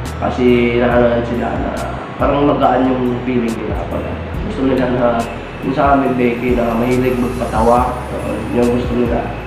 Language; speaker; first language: Filipino; native; Filipino